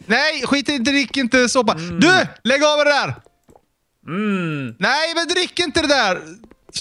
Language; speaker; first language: Swedish; native; Swedish